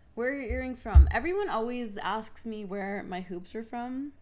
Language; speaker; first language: English; native; English